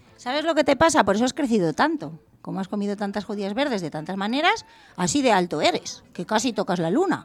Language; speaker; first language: Spanish; native; Spanish